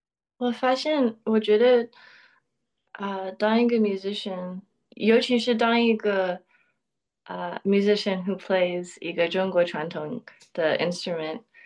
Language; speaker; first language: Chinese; early bilingual, other home language; English